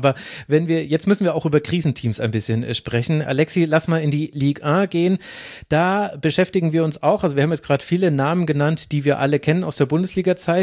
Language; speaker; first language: German; native; German